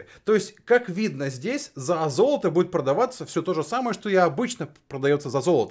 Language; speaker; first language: Russian; native; Russian